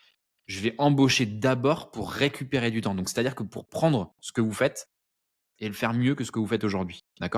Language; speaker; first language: French; native; French